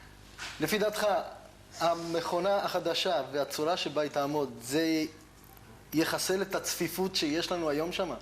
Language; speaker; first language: Hebrew; native; Hebrew